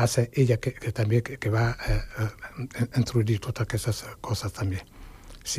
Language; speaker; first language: Catalan; non-native, fluent; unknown